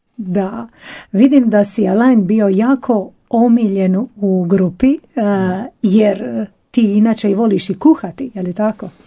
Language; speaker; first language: Croatian; native; Croatian